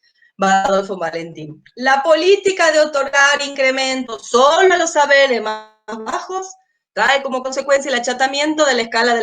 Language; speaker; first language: Spanish; native; Spanish